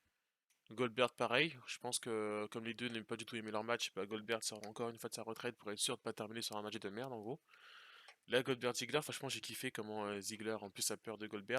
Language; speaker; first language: French; native; French